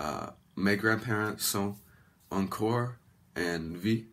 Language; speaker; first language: French; non-native, learner; English